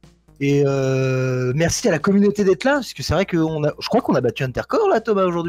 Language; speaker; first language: French; native; French